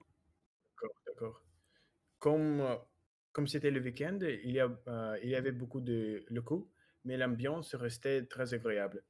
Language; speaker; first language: French; non-native, learner; Russian